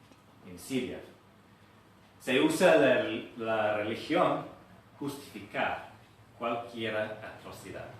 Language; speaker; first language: Spanish; non-native, fluent; English